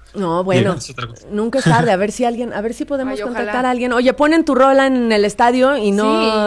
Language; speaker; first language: Spanish; native; Spanish